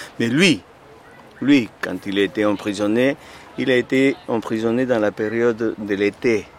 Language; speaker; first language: French; non-native, fluent; Spanish